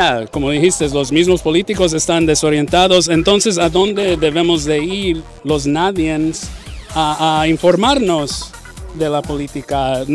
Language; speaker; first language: Spanish; early bilingual, heritage; Spanish